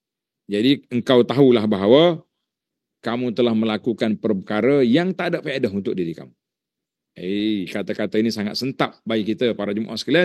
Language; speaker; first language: Malay; native; Malay